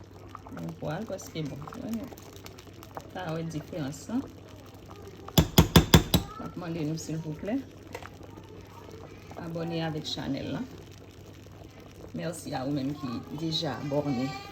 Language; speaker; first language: French; non-native, learner; Haitian Creole